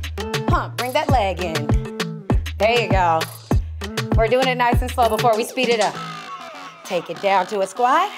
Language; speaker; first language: English; native; English